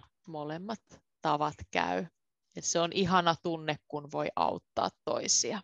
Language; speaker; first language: Finnish; native; Finnish